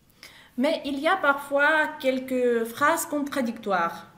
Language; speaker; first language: French; non-native, fluent; Russian